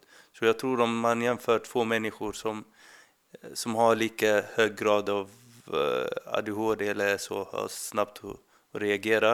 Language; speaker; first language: Swedish; non-native, fluent; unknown